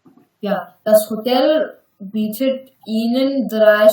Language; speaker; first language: German; non-native, learner; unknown